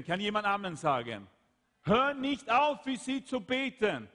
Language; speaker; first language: German; non-native, fluent; Swedish